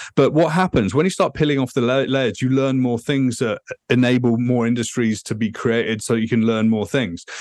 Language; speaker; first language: English; native; English